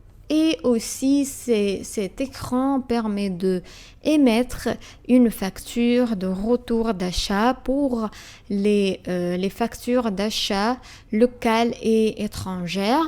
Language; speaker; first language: French; non-native, fluent; Arabic